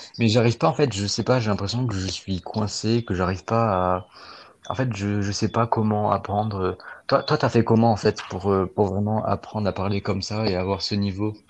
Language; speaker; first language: French; native; French